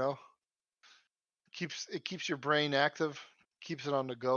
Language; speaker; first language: English; early bilingual, other home language; Spanish